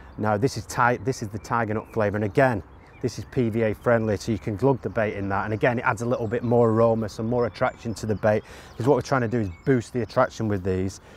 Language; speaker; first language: English; native; English